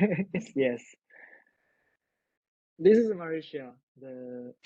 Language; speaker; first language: English; non-native, learner; Japanese